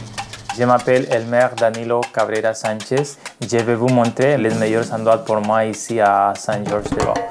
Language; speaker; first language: French; non-native, learner; Spanish